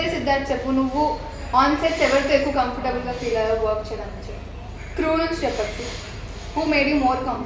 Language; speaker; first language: Telugu; native; Telugu